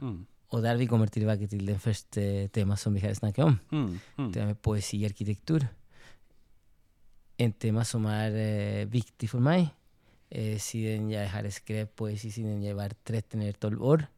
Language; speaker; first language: Norwegian; non-native, fluent; Spanish